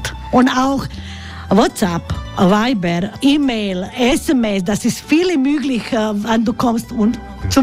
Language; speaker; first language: German; non-native, learner; Croatian